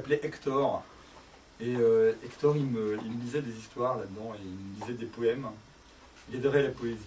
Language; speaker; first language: French; native; French